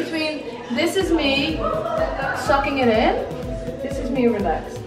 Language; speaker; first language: English; non-native, fluent; Western Frisian